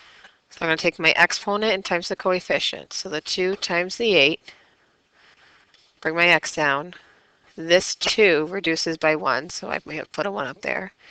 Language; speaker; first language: English; native; English